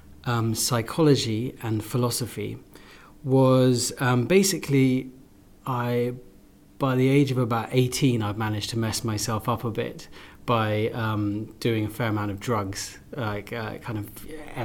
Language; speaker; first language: English; native; English